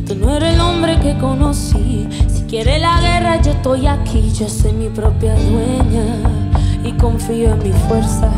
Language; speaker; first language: English; early bilingual, other home language; Spanish